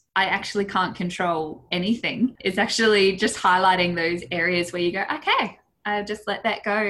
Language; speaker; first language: English; native; English